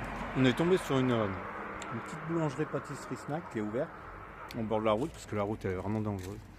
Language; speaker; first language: French; native; French